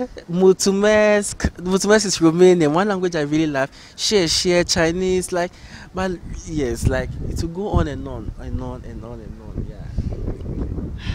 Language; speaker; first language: English; non-native, local second language; Ga